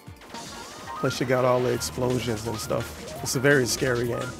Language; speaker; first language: English; native; English